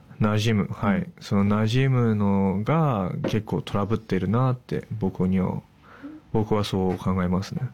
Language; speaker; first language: Japanese; early bilingual, heritage; Japanese